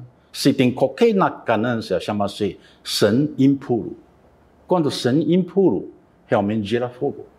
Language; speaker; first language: Portuguese; non-native, learner; Chinese